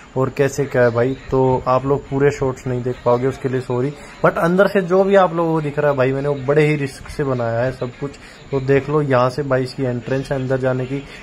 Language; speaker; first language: Hindi; native; Hindi